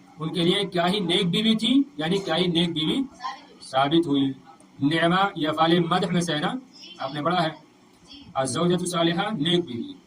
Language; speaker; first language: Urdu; native; Urdu